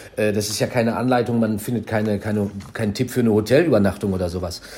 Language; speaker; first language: German; native; German